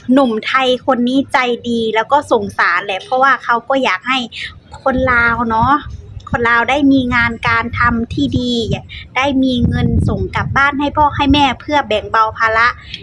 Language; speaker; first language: Thai; native; Thai